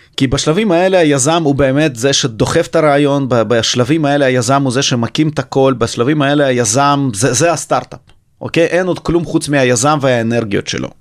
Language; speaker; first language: Hebrew; early bilingual, other home language; Russian